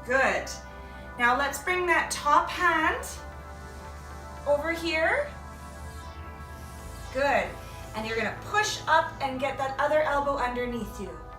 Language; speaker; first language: English; native; English